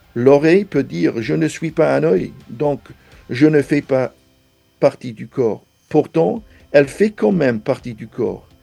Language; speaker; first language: French; non-native, fluent; English